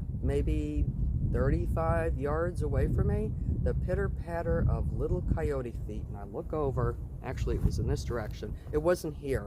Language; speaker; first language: English; native; English